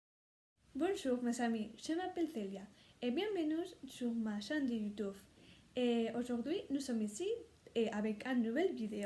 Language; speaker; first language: French; non-native, learner; Spanish